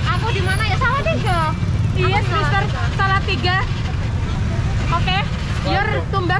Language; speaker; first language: Indonesian; non-native, local second language; Javanese